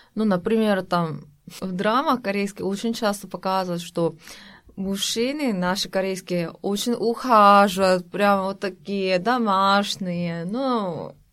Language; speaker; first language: Russian; non-native, fluent; Korean